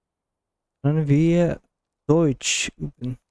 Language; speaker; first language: German; non-native, learner; Russian